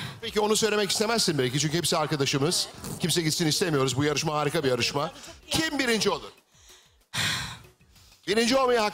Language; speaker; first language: Turkish; native; Turkish